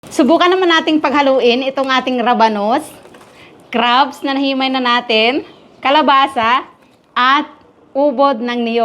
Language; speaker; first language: Filipino; non-native, local second language; Iloko